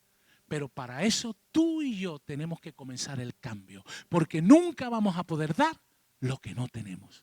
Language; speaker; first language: Spanish; native; Spanish